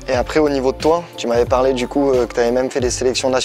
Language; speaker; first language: French; native; French